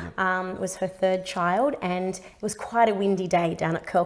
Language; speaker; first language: English; native; English